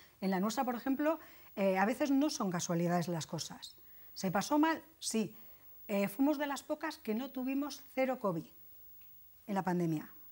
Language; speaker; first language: Spanish; native; Spanish